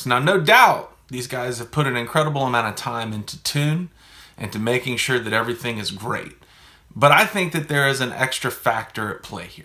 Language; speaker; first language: English; native; English